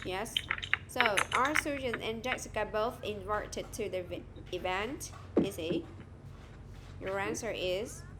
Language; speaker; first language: English; non-native, fluent; Vietnamese